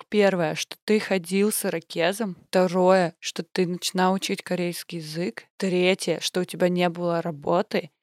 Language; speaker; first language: Russian; native; Russian